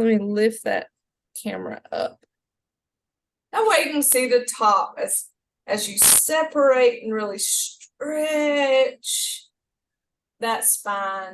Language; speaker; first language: English; native; English